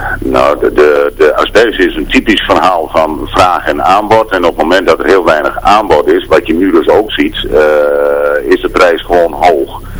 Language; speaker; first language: Dutch; native; Dutch